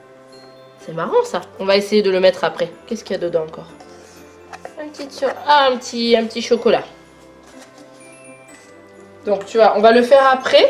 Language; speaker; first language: French; native; French